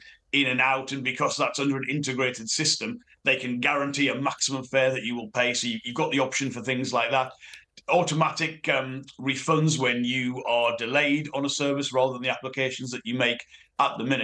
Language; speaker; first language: English; native; English